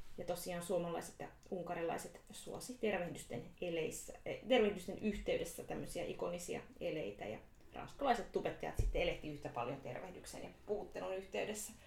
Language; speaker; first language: Finnish; native; Finnish